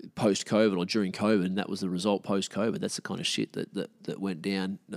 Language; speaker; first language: English; native; English